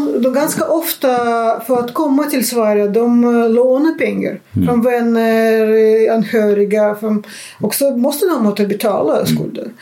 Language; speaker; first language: Swedish; non-native, fluent; Russian